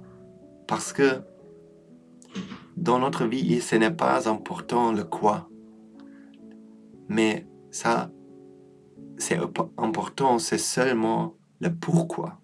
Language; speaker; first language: French; non-native, learner; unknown